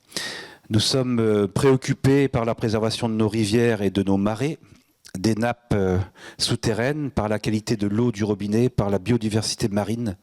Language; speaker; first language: French; native; French